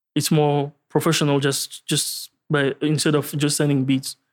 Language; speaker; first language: English; non-native, learner; French